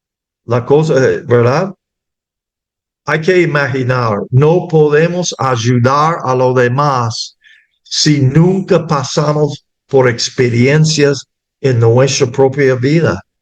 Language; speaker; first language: Spanish; non-native, fluent; English